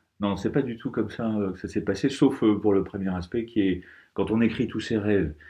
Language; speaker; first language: French; native; French